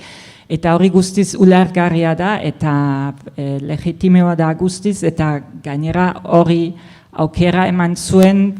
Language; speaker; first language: Basque; non-native, fluent; German